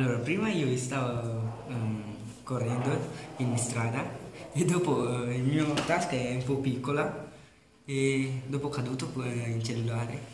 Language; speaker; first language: Italian; early bilingual, other home language; Sinhala